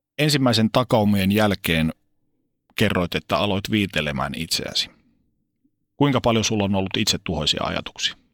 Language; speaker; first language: Finnish; native; Finnish